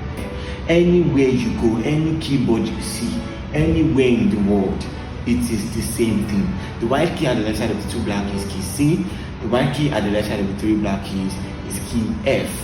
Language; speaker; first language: English; non-native, local second language; Yoruba